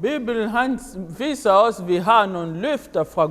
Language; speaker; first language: Danish; non-native, fluent; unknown